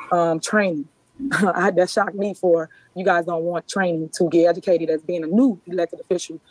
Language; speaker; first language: English; native; English